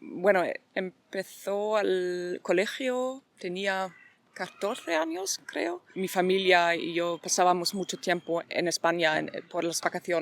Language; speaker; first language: Spanish; non-native, fluent; French